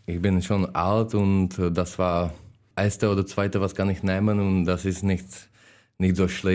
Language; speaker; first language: German; non-native, learner; Czech